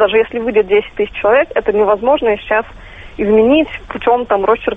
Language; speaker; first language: Russian; native; Russian